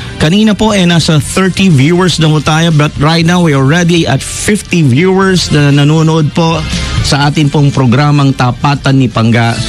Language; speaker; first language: Filipino; non-native, local second language; Pangasinan